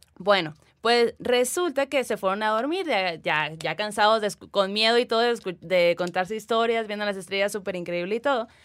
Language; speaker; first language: Spanish; native; Spanish